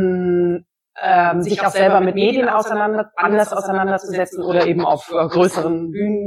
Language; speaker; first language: German; native; German